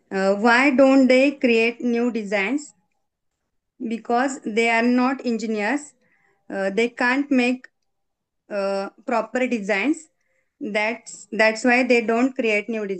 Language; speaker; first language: English; non-native, learner; Marathi